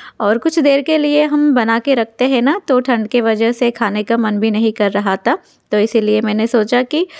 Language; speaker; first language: Hindi; non-native, local second language; Telugu